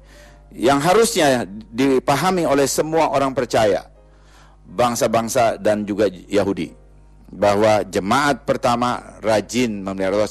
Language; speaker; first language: Indonesian; native; Indonesian